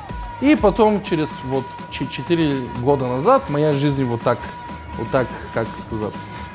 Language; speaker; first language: Russian; non-native, learner; Bulgarian